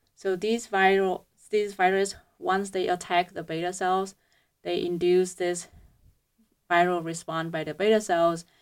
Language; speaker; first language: English; non-native, fluent; Vietnamese